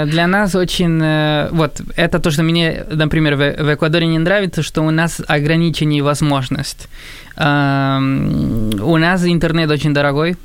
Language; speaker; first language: Russian; non-native, fluent; Spanish